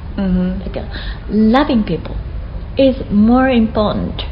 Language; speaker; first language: English; non-native, fluent; Japanese